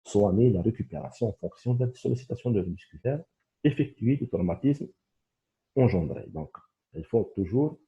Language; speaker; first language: French; non-native, local second language; Arabic